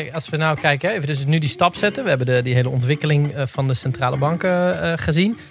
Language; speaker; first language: Dutch; native; Dutch